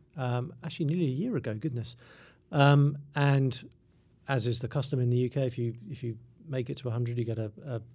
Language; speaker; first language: English; native; English